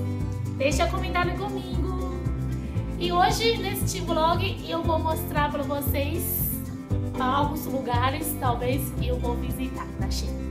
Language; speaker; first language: Portuguese; non-native, fluent; Chinese